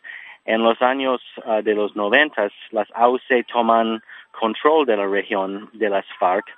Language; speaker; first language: Spanish; non-native, learner; English